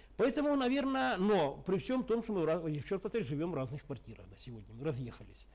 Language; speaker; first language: Russian; native; Russian